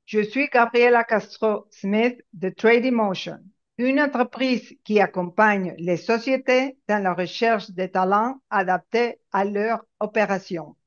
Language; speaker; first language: French; non-native, fluent; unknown